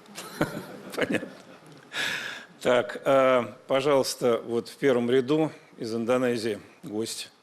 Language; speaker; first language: Russian; native; Russian